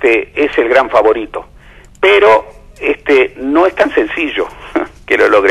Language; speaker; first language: Spanish; native; Spanish